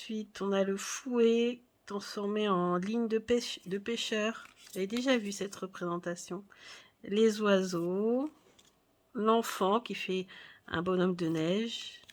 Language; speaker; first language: French; native; French